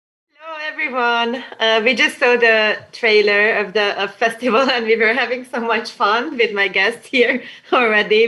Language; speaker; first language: English; non-native, fluent; Hungarian